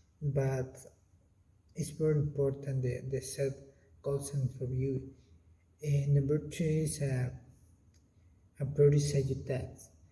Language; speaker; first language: English; non-native, learner; Spanish